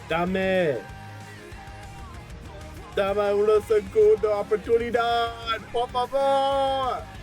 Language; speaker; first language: Spanish; non-native, learner; English